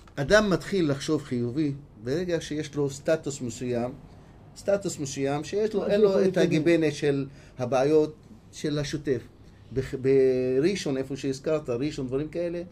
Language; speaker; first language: Hebrew; non-native, local second language; Arabic